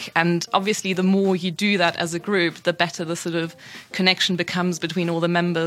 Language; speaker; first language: English; non-native, fluent; German